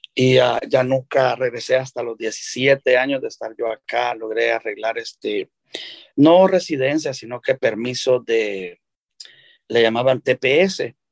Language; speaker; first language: Spanish; native; Spanish